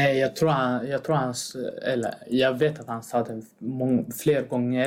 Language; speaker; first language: Swedish; non-native, fluent; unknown